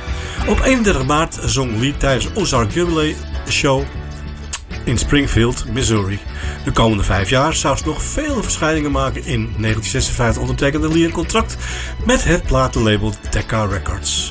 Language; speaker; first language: Dutch; native; Dutch